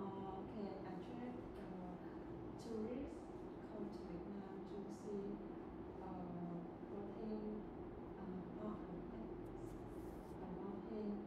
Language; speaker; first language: English; non-native, learner; Vietnamese